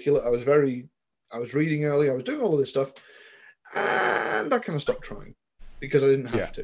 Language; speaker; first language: English; native; English